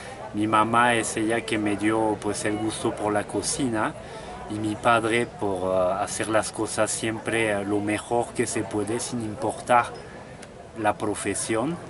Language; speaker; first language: Spanish; non-native, fluent; French